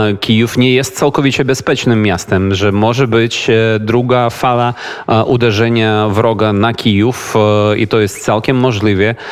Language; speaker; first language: Polish; non-native, fluent; Ukrainian